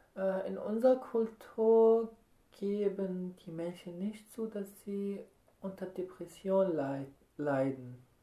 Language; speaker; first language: German; non-native, fluent; Arabic